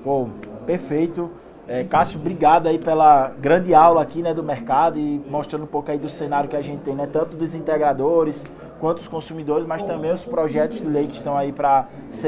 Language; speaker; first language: Portuguese; native; Portuguese